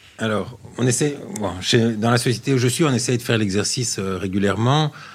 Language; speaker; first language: French; native; French